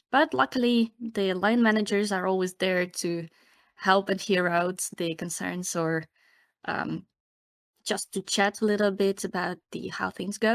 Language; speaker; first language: English; non-native, fluent; Ukrainian